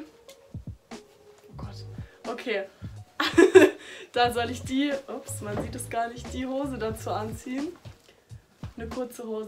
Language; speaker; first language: German; native; German